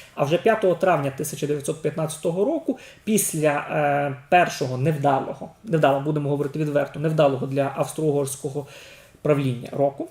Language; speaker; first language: Ukrainian; native; Ukrainian